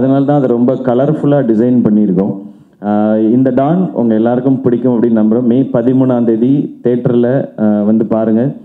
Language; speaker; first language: Tamil; native; Tamil